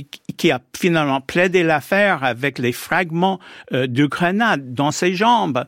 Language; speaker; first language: French; non-native, fluent; English